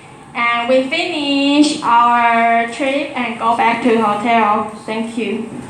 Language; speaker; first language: English; non-native, learner; Chinese